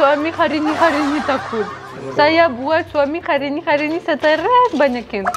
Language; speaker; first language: Indonesian; non-native, learner; Russian